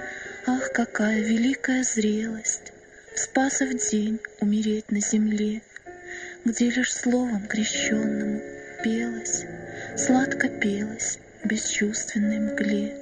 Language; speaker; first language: Russian; native; Russian